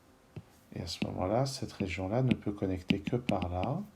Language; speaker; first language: French; native; French